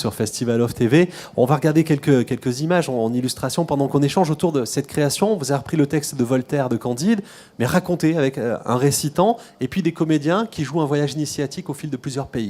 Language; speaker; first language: French; native; French